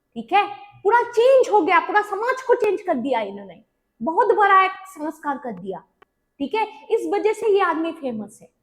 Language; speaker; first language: Hindi; non-native, local second language; Bangla